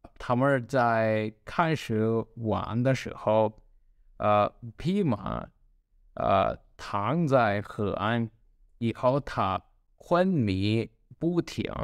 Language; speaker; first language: Chinese; non-native, learner; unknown